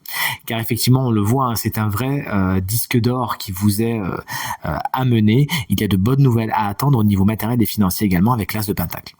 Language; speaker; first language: French; native; French